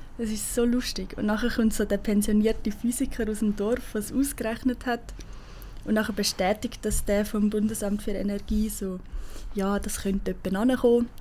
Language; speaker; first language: German; native; German